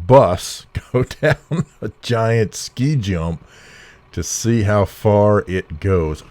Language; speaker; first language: English; native; English